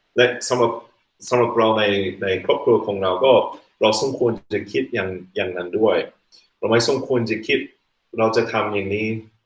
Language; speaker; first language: Thai; non-native, fluent; English